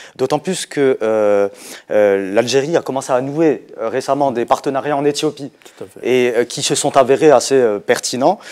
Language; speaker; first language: French; non-native, local second language; Arabic